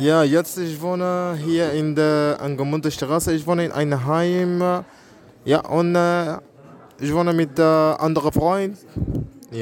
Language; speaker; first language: German; non-native, learner; Arabic